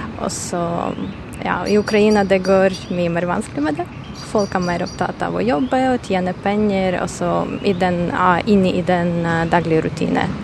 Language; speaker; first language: Norwegian; non-native, fluent; Ukrainian